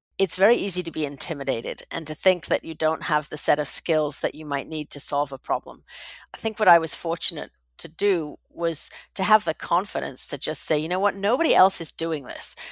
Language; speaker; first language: English; native; English